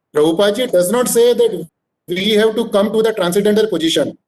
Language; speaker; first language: English; non-native, local second language; Hindi